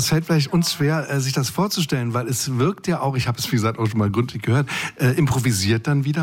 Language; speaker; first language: German; native; German